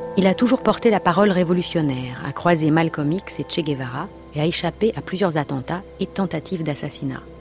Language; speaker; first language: French; native; French